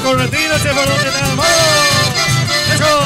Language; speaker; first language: Spanish; native; Spanish